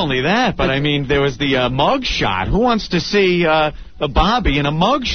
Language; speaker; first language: English; native; English